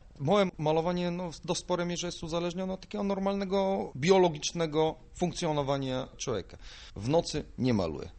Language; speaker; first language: Polish; non-native, fluent; Bulgarian